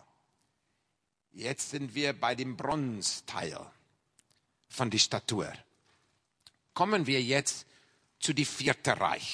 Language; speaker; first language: German; non-native, fluent; English